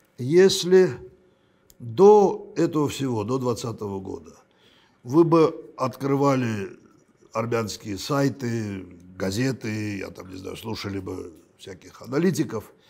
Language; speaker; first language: Russian; non-native, local second language; Armenian